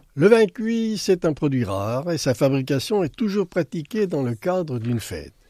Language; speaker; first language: French; native; French